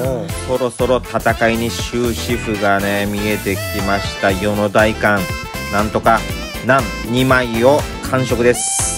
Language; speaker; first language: Japanese; native; Japanese